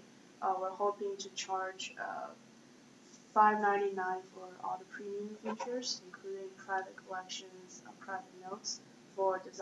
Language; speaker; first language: English; non-native, fluent; Chinese